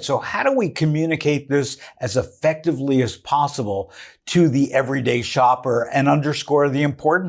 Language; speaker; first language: English; native; English